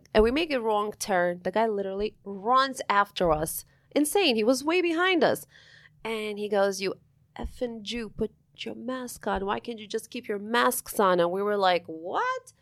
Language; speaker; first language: English; early bilingual, other home language; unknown